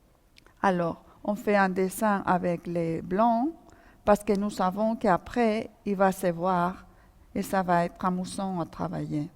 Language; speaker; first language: French; non-native, fluent; Spanish